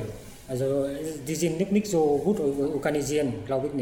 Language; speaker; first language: German; non-native, fluent; Vietnamese